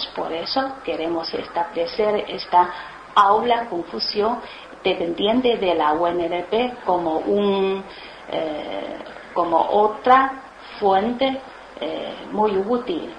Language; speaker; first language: Spanish; non-native, learner; Chinese